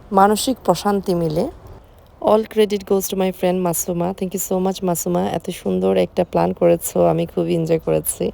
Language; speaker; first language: Bangla; native; Bangla